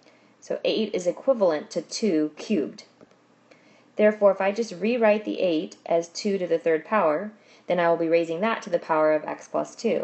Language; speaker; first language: English; native; English